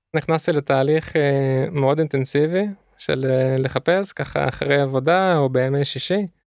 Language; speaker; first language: Hebrew; early bilingual, other home language; Russian